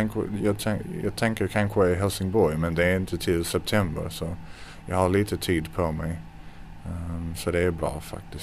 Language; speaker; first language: Swedish; non-native, fluent; English